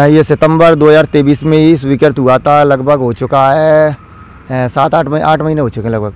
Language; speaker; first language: Hindi; native; Hindi